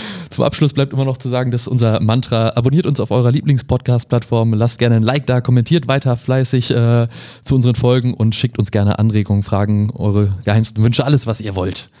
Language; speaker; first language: German; native; German